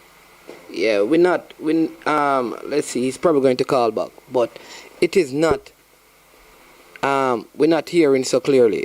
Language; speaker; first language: English; non-native, local second language; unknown